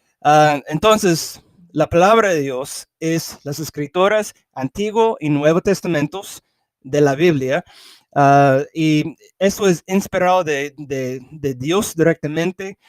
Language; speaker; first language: Spanish; early bilingual, heritage; English